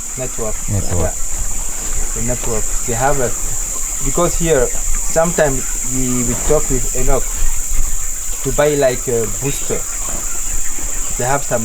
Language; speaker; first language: English; non-native, learner; Sango